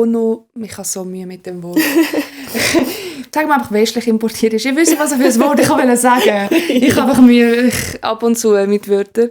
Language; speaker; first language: German; native; German